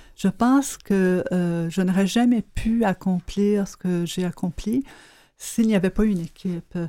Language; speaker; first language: French; native; French